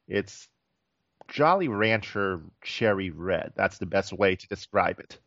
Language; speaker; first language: English; native; English